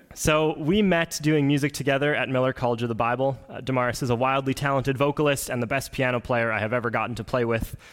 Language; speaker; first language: English; native; English